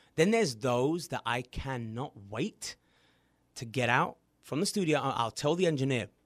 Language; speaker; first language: English; native; English